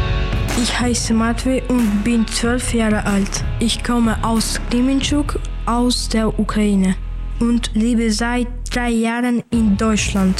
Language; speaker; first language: German; early bilingual, other home language; Ukrainian